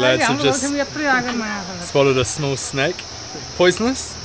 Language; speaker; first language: English; native; English